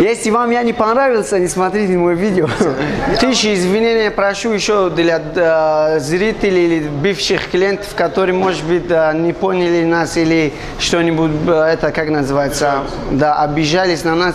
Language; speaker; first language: Russian; non-native, fluent; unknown